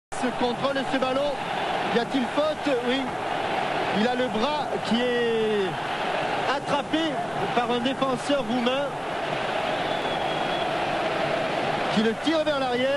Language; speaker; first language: French; native; French